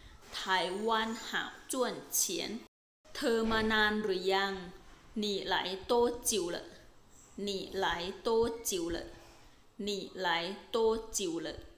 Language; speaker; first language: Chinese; non-native, fluent; Thai